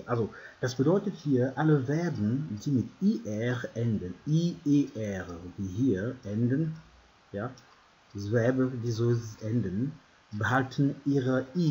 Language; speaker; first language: German; non-native, fluent; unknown